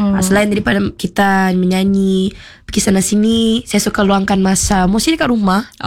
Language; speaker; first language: Malay; non-native, local second language; Iban